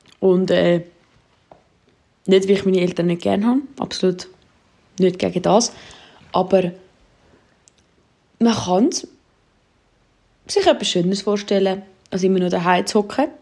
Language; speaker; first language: German; native; German